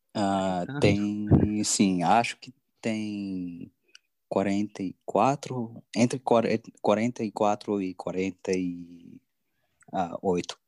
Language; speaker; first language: Portuguese; non-native, learner; English